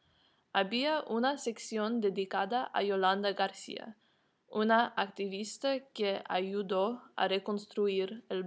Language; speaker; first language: Spanish; non-native, learner; English